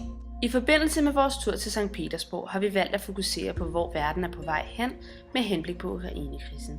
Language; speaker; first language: Danish; native; Danish